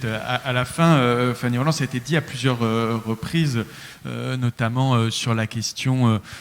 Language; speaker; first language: French; native; French